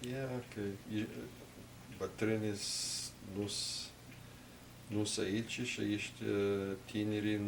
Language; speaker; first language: Romanian; early bilingual, heritage; Romanian